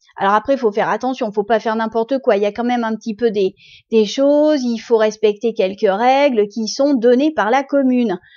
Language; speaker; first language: French; native; French